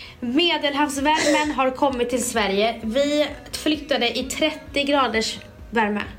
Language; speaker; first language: Swedish; early bilingual, other home language; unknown